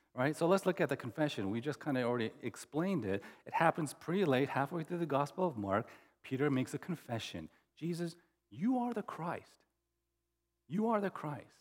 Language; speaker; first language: English; native; English